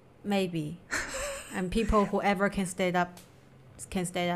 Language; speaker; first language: English; non-native, fluent; Chinese